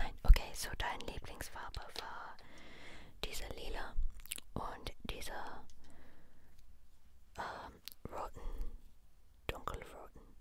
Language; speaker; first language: German; non-native, learner; English